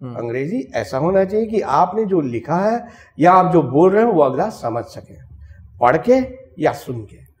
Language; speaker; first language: Hindi; non-native, local second language; Bangla